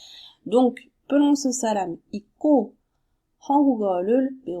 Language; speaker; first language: Korean; non-native, learner; French